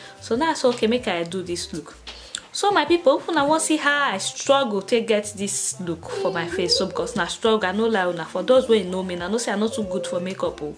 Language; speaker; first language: Nigerian Pidgin; non-native, local second language; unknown